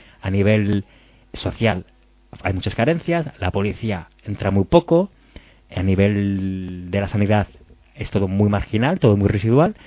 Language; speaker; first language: Spanish; native; Spanish